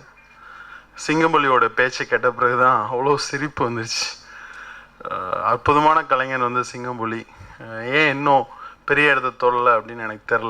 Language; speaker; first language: Tamil; native; Tamil